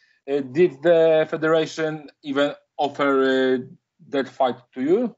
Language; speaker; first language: English; non-native, learner; Polish